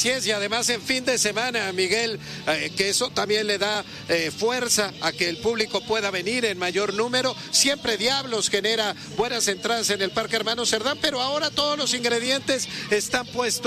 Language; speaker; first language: Spanish; native; Spanish